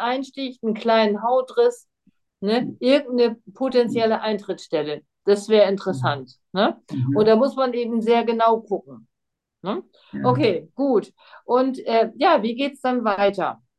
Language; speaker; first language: German; native; German